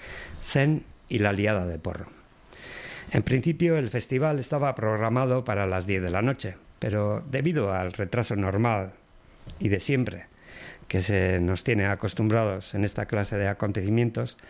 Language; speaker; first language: Spanish; non-native, local second language; Basque